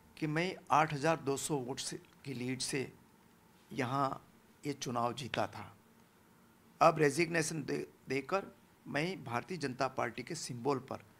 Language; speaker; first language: Hindi; non-native, local second language; Gujarati